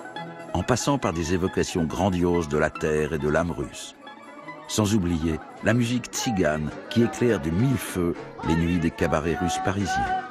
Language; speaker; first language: French; native; French